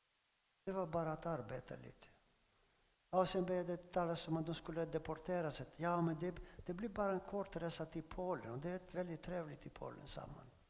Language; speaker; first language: Swedish; non-native, fluent; Greek